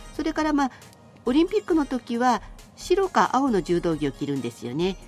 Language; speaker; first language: Japanese; native; Japanese